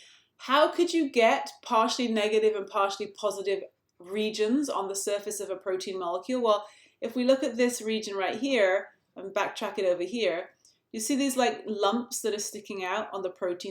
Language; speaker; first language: English; native; English